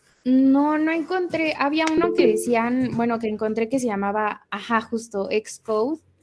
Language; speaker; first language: Spanish; native; Spanish